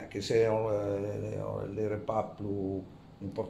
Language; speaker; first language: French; non-native, learner; Italian